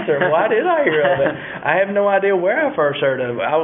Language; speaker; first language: English; native; English